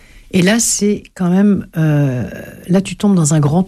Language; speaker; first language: French; native; French